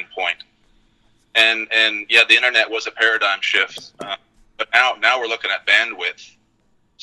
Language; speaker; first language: English; native; English